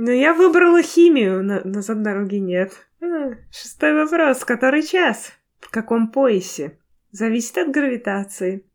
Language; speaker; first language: Russian; native; Russian